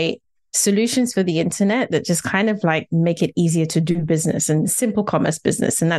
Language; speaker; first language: English; native; English